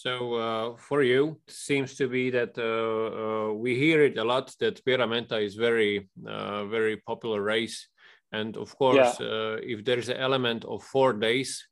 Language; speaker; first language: English; non-native, fluent; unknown